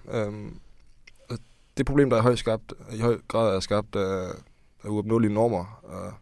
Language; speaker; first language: Danish; native; Danish